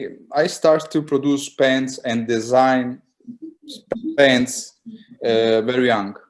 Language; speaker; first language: English; non-native, learner; Italian